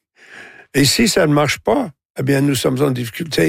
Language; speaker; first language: French; non-native, local second language; English